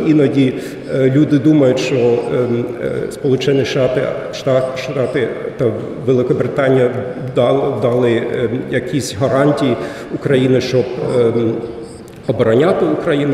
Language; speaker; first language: Ukrainian; non-native, fluent; German